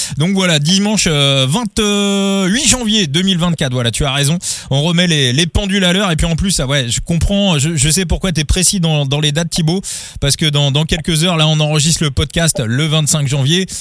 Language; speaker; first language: French; native; French